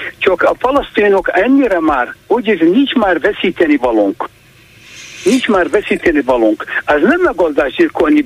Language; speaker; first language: Hungarian; non-native, fluent; Kurdish